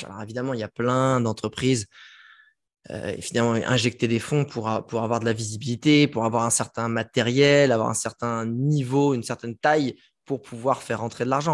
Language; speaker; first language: French; native; French